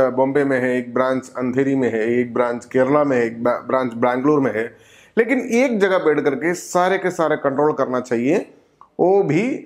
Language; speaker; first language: Hindi; non-native, local second language; Malayalam